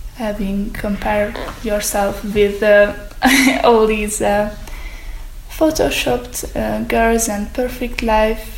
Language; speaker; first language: English; non-native, fluent; Hungarian